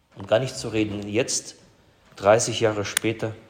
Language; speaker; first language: German; early bilingual, other home language; Russian